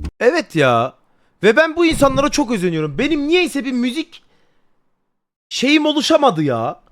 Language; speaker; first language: Turkish; native; Turkish